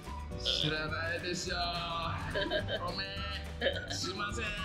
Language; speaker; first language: Japanese; non-native, learner; Indonesian